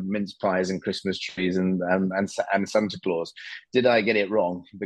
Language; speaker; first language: English; native; English